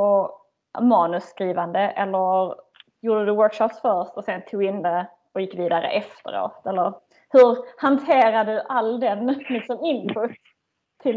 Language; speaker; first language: Swedish; native; Swedish